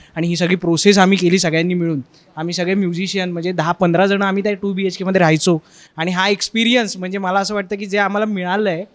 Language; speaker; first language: Marathi; native; Marathi